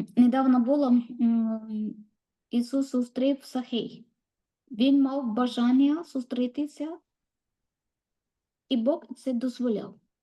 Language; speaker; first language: Ukrainian; non-native, learner; Malayalam